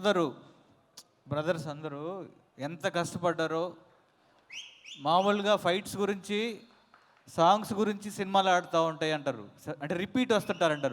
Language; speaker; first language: Telugu; native; Telugu